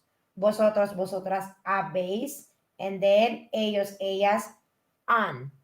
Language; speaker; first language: Spanish; non-native, fluent; Filipino